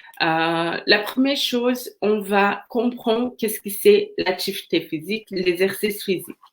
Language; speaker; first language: French; non-native, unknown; Portuguese